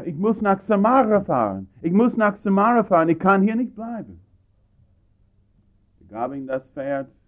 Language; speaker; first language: German; non-native, fluent; English